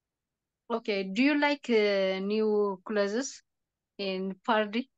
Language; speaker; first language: English; non-native, learner; Tigrinya